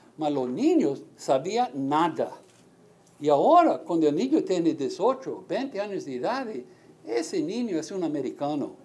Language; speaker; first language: Spanish; early bilingual, heritage; Portuguese